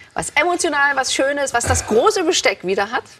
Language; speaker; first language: German; native; German